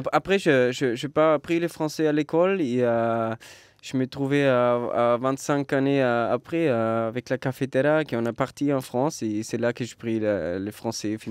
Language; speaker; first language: French; non-native, learner; German